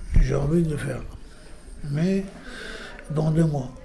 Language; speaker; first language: French; non-native, learner; Arabic